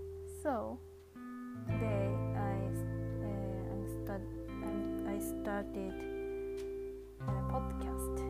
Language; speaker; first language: English; non-native, learner; Japanese